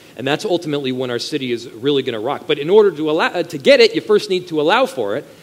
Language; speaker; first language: English; native; English